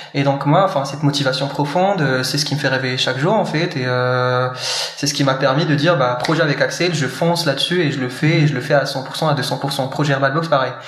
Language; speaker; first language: French; non-native, local second language; Arabic